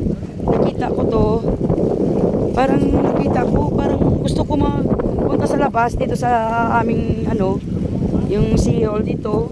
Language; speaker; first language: Filipino; non-native, local second language; Hiligaynon